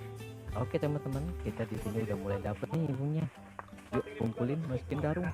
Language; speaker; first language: Indonesian; non-native, local second language; Sundanese